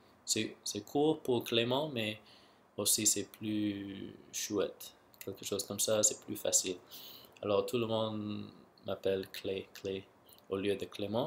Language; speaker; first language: French; non-native, local second language; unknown